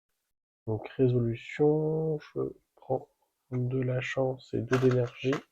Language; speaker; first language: French; native; French